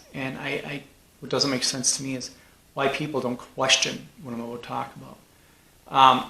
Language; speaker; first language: English; native; English